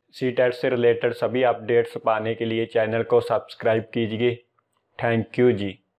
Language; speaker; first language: Hindi; non-native, local second language; Punjabi